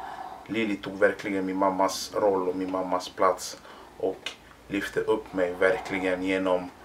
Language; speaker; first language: Swedish; early bilingual, other home language; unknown